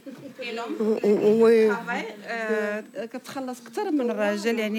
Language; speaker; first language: French; non-native, learner; Arabic